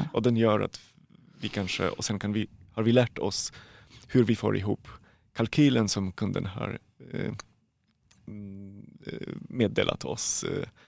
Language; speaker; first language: Swedish; non-native, fluent; Polish